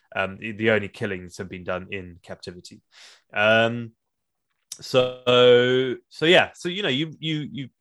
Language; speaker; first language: English; native; English